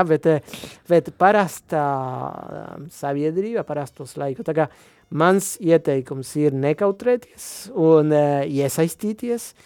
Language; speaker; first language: Latvian; non-native, fluent; Spanish